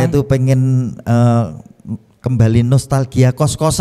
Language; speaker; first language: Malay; non-native, local second language; Javanese